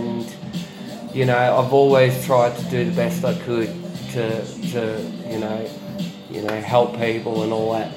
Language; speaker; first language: English; native; English